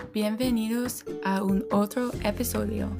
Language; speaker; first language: Spanish; non-native, learner; English